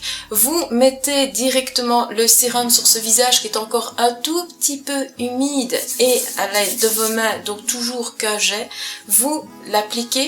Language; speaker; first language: French; native; French